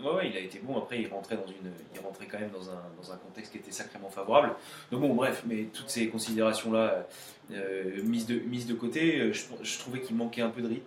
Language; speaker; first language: French; native; French